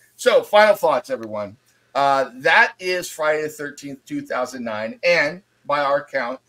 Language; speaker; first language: English; native; English